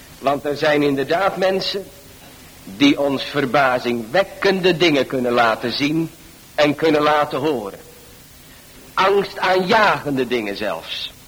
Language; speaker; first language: Dutch; native; Dutch